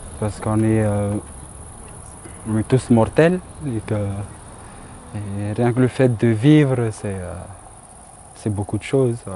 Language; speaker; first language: French; non-native, local second language; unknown